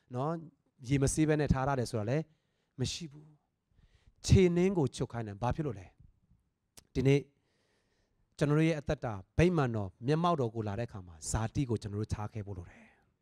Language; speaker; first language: Burmese; non-native, local second language; Tedim Chin